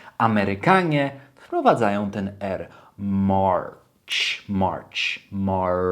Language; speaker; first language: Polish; early bilingual, heritage; Polish